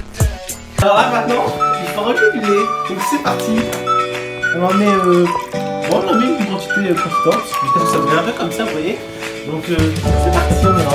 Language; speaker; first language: French; native; French